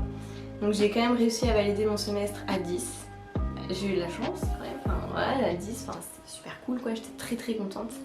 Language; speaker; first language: French; native; French